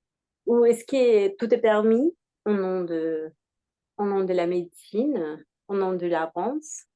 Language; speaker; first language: French; non-native, fluent; Spanish